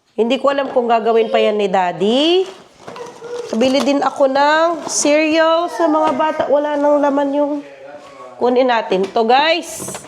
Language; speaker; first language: Filipino; native; Filipino